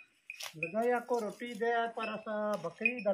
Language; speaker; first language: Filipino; non-native, learner; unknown